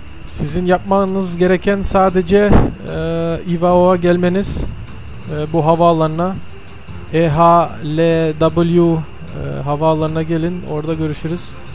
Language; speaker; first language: Turkish; early bilingual, heritage; Turkish